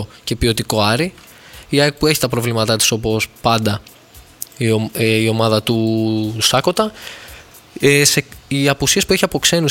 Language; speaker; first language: Greek; native; Greek